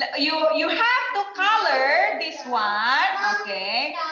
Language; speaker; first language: English; non-native, learner; Indonesian